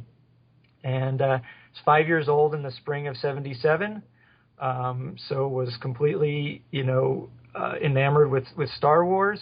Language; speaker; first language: English; native; English